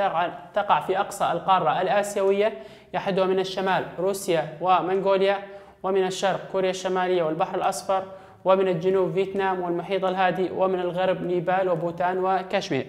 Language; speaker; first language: Arabic; non-native, local second language; Kurdish